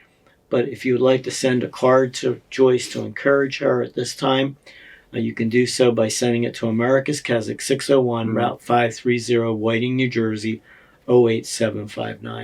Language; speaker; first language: English; native; English